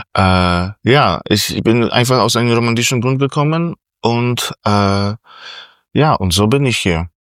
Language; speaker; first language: German; non-native, fluent; Polish